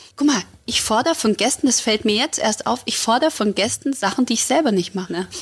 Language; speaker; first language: German; early bilingual, other home language; Croatian